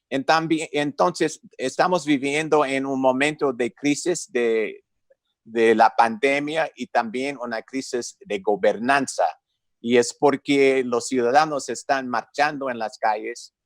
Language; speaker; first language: Spanish; non-native, fluent; English